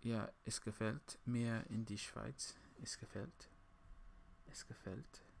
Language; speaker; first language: German; non-native, learner; English